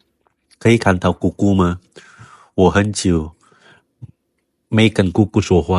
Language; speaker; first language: Chinese; non-native, learner; Indonesian